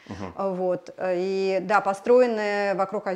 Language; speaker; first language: Russian; native; Russian